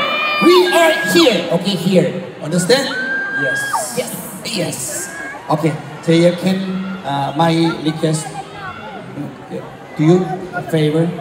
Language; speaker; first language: English; non-native, learner; Korean